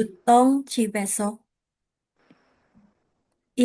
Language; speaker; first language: Korean; non-native, learner; Filipino